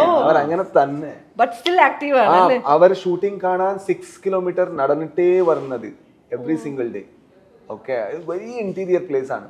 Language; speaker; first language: Malayalam; non-native, learner; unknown